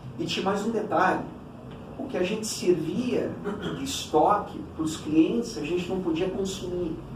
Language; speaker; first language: Portuguese; early bilingual, other home language; Cantonese